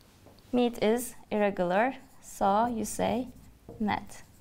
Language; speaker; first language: English; non-native, fluent; Turkish